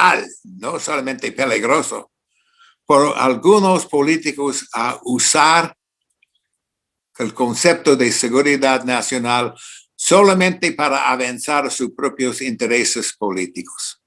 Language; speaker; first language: Spanish; non-native, fluent; English